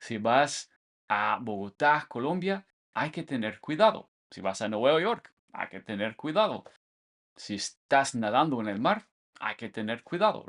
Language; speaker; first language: Spanish; non-native, fluent; English